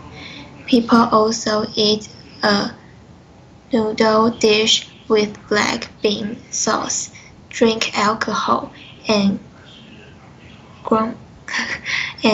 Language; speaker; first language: English; non-native, learner; Chinese